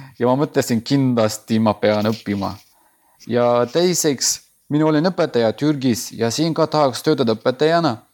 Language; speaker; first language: Estonian; non-native, learner; Turkish